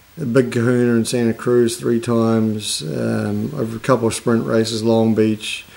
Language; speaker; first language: English; native; English